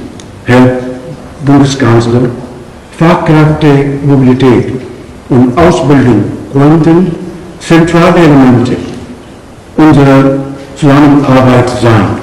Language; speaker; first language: German; non-native, learner; Punjabi